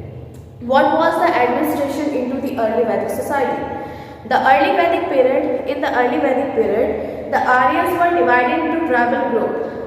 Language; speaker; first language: English; non-native, local second language; Hindi